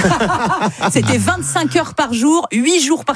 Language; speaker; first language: French; native; French